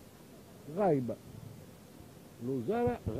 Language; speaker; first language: Arabic; native; Arabic